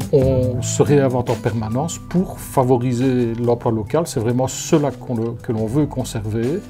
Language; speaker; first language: French; native; French